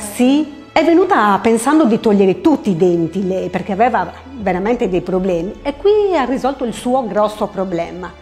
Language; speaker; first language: Italian; native; Italian